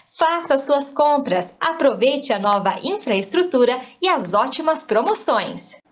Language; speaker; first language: Portuguese; native; Portuguese